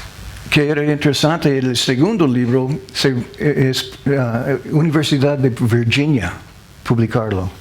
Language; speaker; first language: Spanish; non-native, learner; English